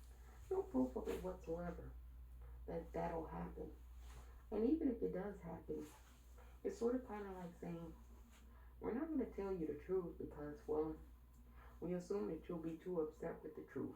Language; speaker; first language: English; native; English